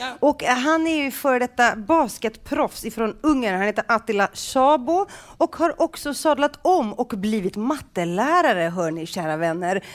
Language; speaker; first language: Swedish; early bilingual, other home language; Greek